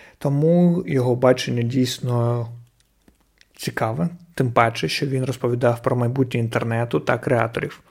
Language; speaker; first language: Ukrainian; non-native, local second language; Russian